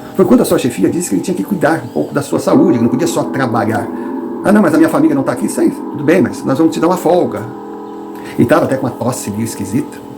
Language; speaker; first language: Portuguese; non-native, fluent; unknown